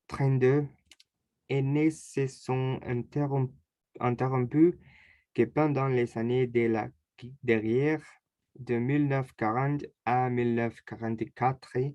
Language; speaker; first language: French; non-native, learner; Spanish